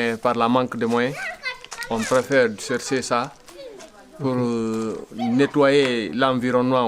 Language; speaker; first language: French; non-native, local second language; Fula